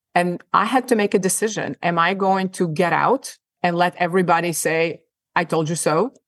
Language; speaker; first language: English; non-native, fluent; Ukrainian